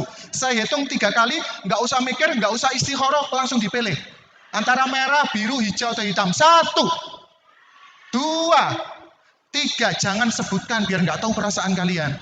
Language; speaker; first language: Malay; non-native, local second language; Javanese